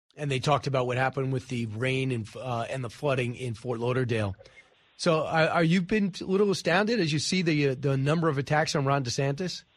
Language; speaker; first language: English; native; English